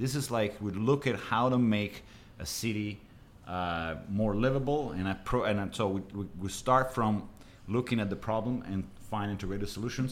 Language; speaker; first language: English; non-native, fluent; Italian